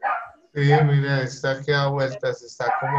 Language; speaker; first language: Spanish; native; Spanish